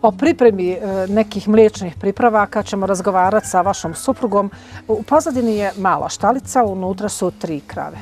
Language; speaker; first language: Croatian; native; Croatian